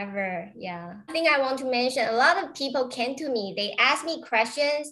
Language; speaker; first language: English; non-native, fluent; Chinese